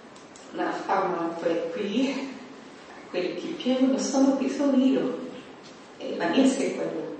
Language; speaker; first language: Italian; non-native, fluent; Portuguese